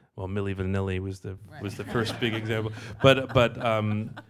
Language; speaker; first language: English; native; English